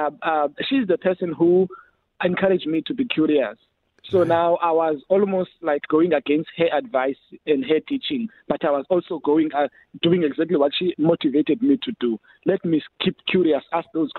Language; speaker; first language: English; non-native, local second language; Xhosa